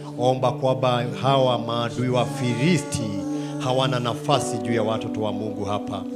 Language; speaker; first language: Swahili; non-native, local second language; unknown